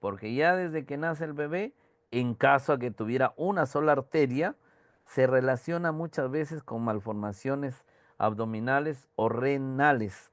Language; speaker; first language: Spanish; native; Spanish